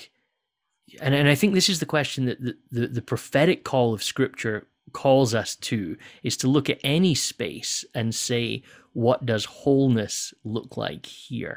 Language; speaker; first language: English; native; English